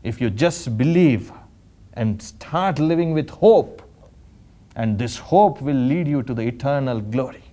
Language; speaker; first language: English; non-native, local second language; Telugu